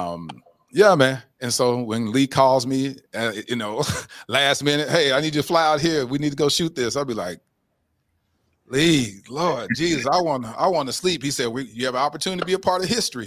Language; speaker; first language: English; native; English